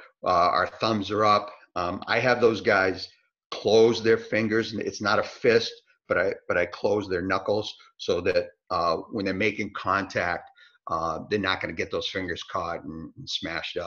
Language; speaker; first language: English; native; English